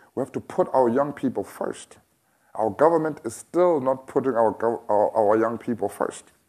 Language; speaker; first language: English; non-native, local second language; Xhosa